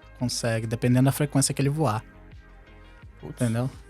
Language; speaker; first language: Portuguese; native; Portuguese